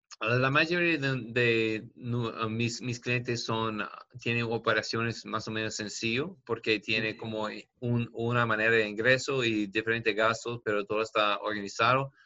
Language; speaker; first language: Spanish; non-native, learner; English